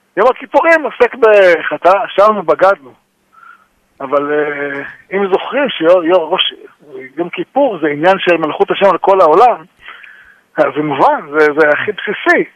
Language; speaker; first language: Hebrew; native; Hebrew